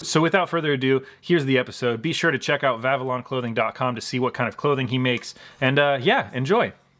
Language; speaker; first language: English; early bilingual, other home language; Japanese